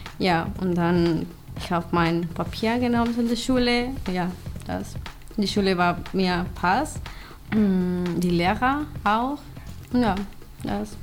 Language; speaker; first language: German; non-native, learner; Spanish